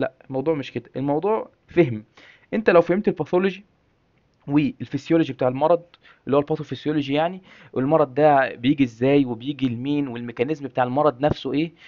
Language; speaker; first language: Arabic; native; Arabic